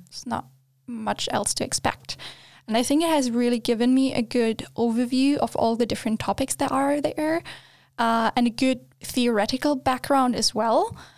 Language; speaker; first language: English; non-native, fluent; German